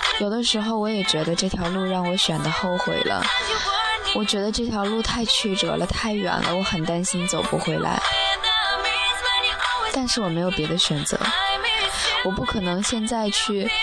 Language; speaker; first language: Chinese; native; Chinese